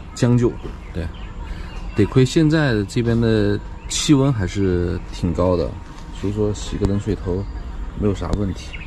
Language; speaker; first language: Chinese; native; Chinese